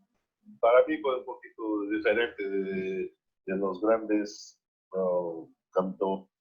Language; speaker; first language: Spanish; non-native, learner; Portuguese